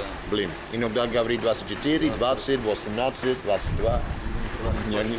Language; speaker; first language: Russian; non-native, learner; English